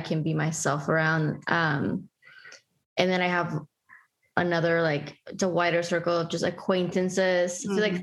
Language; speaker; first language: English; early bilingual, other home language; Spanish